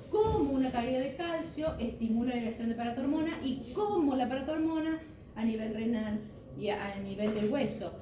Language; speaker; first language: Spanish; native; Spanish